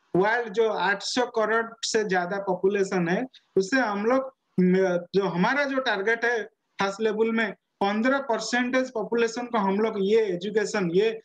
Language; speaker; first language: Hindi; non-native, local second language; Odia